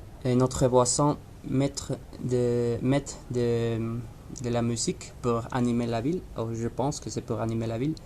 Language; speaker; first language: French; non-native, learner; Spanish